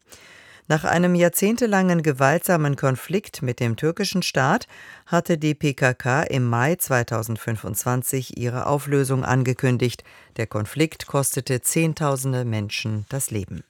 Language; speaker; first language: German; native; German